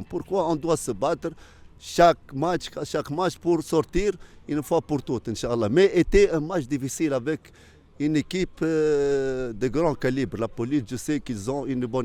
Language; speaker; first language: French; non-native, fluent; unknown